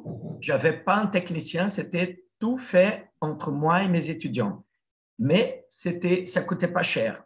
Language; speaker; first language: French; non-native, fluent; Portuguese